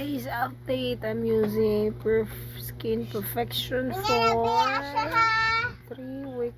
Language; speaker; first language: English; non-native, local second language; Cebuano